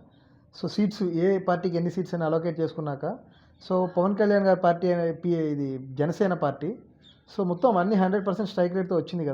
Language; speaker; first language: Telugu; native; Telugu